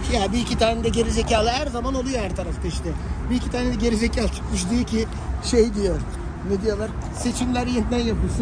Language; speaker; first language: Turkish; native; Turkish